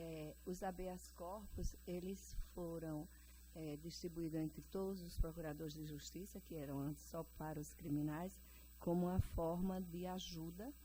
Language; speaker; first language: Portuguese; native; Portuguese